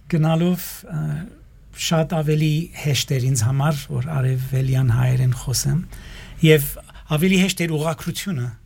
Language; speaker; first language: Armenian; native; Armenian